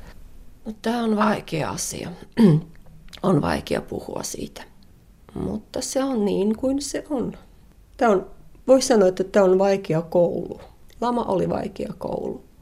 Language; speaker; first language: Finnish; non-native, learner; Latvian